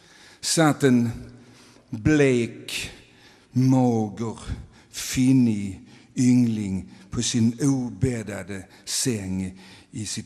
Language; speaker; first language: Swedish; native; Swedish